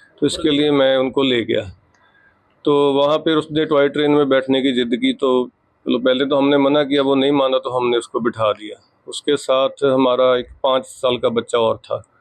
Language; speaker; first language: Hindi; non-native, local second language; Punjabi